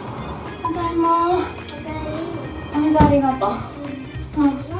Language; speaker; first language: Japanese; native; Japanese